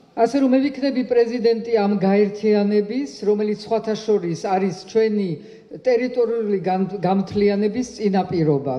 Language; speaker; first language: Georgian; early bilingual, heritage; Georgian